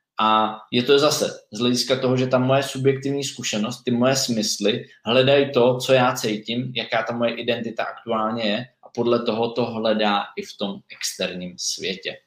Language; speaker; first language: Czech; native; Czech